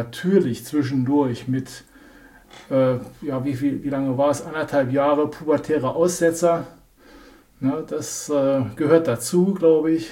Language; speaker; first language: German; native; German